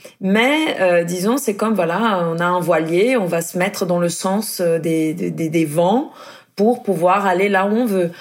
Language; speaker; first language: French; non-native, fluent; Portuguese